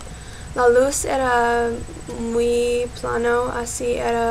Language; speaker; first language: Spanish; non-native, learner; English